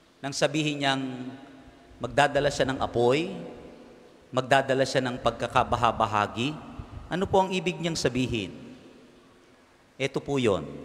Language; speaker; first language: Filipino; native; Filipino